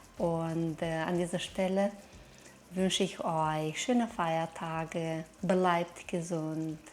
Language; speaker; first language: German; non-native, fluent; Romanian